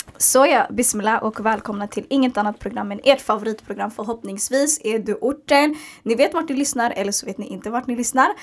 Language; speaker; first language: Swedish; early bilingual, other home language; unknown